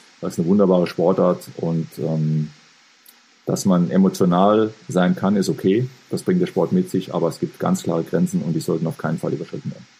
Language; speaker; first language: German; native; German